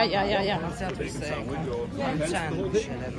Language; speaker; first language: Swedish; early bilingual, other home language; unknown